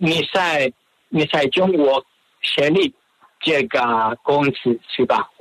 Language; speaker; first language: Chinese; non-native, learner; Spanish